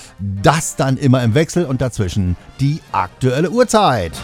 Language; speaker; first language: German; native; German